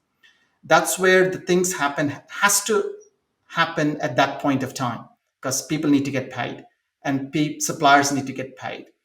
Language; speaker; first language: English; non-native, local second language; Telugu